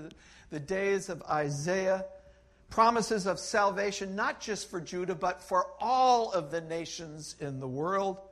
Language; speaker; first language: English; native; English